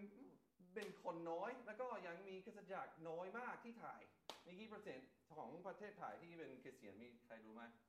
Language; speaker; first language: Thai; non-native, fluent; English